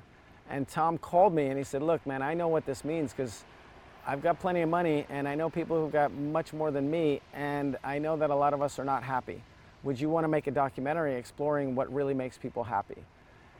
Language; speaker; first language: English; early bilingual, other home language; Serbian